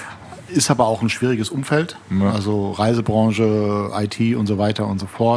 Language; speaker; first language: German; native; German